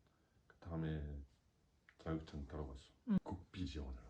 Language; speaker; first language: Korean; non-native, learner; French